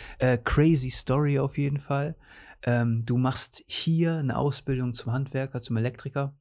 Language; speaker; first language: German; native; German